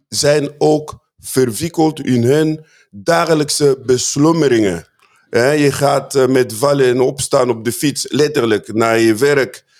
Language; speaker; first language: Dutch; non-native, fluent; Swahili